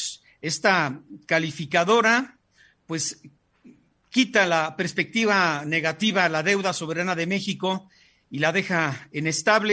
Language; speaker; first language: Spanish; native; Spanish